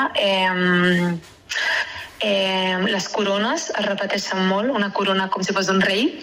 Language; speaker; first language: Catalan; native; Catalan